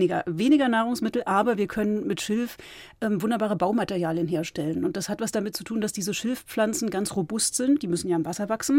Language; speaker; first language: German; native; German